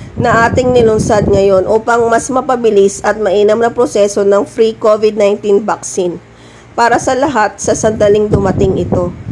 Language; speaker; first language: Filipino; native; Filipino